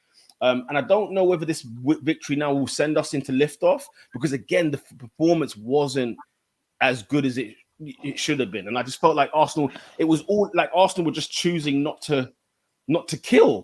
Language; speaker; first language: English; native; English